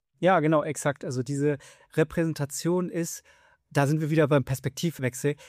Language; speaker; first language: German; early bilingual, other home language; Vietnamese